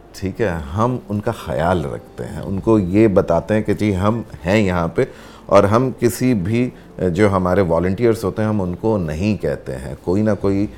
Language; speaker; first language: Urdu; native; Urdu